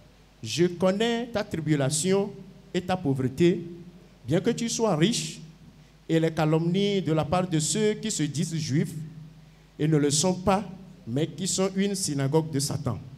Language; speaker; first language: French; non-native, local second language; Ewe